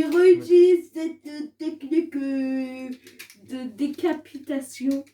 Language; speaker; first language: French; native; French